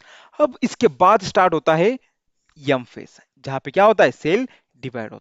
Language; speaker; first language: Hindi; non-native, local second language; Marathi